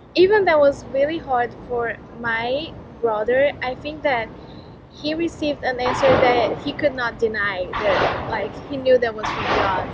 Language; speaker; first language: English; non-native, fluent; Portuguese